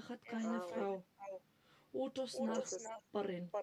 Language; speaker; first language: German; non-native, fluent; Macedonian